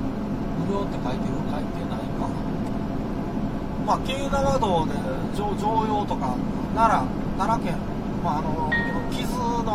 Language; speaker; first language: Japanese; native; Japanese